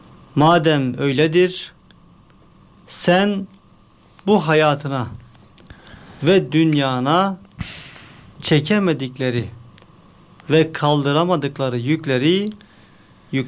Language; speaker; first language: Turkish; native; Turkish